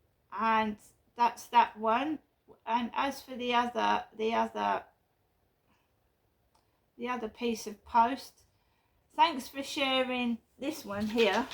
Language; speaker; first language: English; native; English